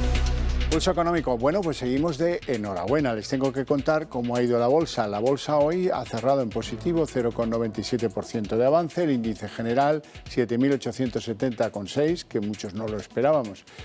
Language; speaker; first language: Spanish; native; Spanish